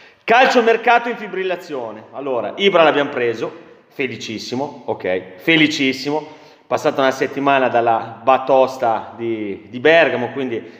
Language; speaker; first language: Italian; native; Italian